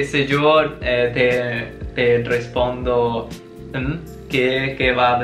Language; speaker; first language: Spanish; non-native, learner; Chinese